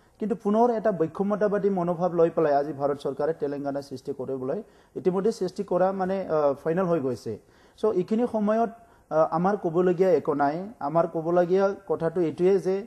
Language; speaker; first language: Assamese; non-native, local second language; Bodo